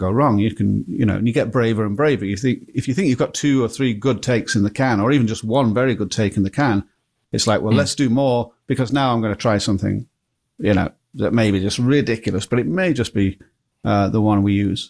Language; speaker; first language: English; native; English